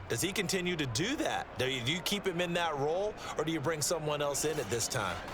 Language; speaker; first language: English; native; English